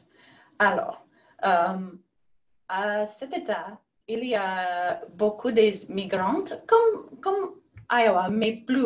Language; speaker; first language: French; non-native, learner; English